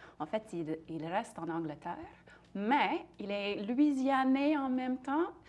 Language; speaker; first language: French; native; French